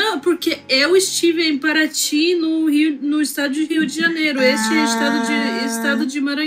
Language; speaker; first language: Portuguese; non-native, fluent; Russian